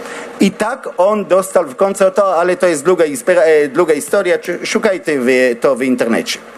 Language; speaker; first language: Polish; non-native, learner; Hebrew